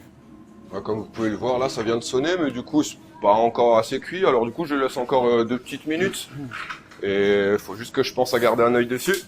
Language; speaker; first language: French; native; French